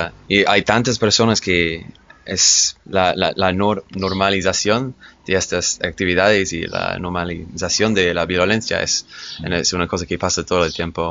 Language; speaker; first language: Spanish; non-native, fluent; English